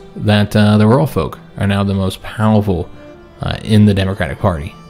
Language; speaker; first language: English; native; English